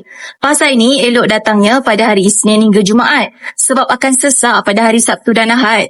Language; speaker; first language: Malay; native; Malay